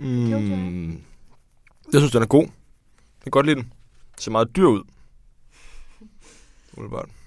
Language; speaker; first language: Danish; native; Danish